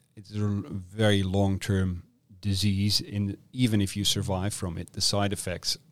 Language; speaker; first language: English; non-native, fluent; Dutch